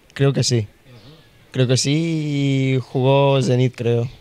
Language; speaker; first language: Spanish; early bilingual, other home language; Russian